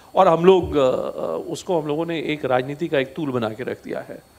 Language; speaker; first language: Hindi; native; Hindi